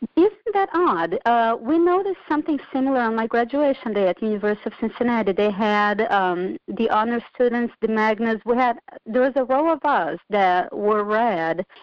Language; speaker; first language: English; non-native, fluent; Portuguese